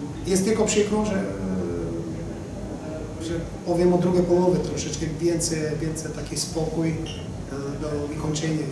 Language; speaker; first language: Polish; non-native, learner; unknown